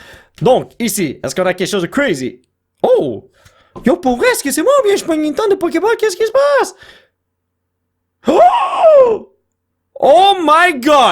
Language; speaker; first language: French; native; French